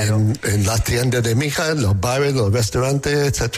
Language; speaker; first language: Spanish; non-native, learner; English